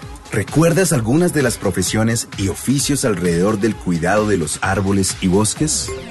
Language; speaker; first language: Spanish; native; Spanish